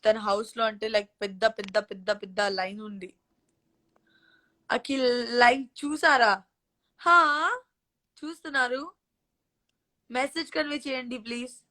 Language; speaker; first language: Telugu; non-native, local second language; Gujarati